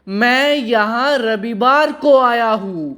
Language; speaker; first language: Hindi; non-native, fluent; Bangla